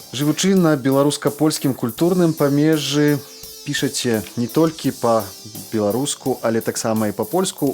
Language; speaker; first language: Belarusian; native; Belarusian